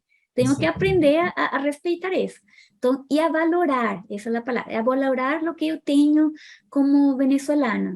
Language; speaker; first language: Portuguese; non-native, fluent; Spanish